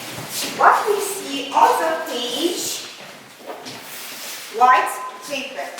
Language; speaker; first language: English; non-native, learner; Kazakh